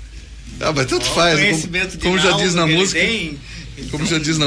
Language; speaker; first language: Portuguese; native; Portuguese